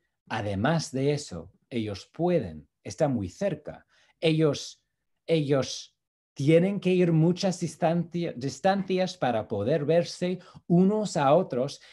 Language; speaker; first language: Spanish; non-native, fluent; English